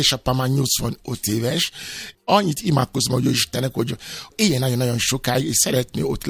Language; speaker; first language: Hungarian; non-native, learner; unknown